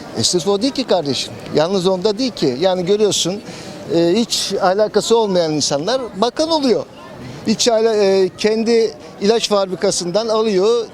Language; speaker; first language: Turkish; native; Turkish